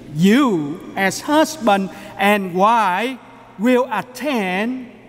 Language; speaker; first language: English; non-native, fluent; Vietnamese